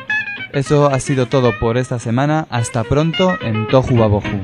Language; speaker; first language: Spanish; native; Spanish